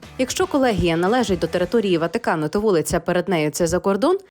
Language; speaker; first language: Ukrainian; native; Ukrainian